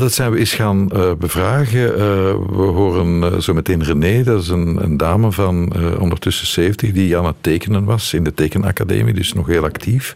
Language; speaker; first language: Dutch; native; Dutch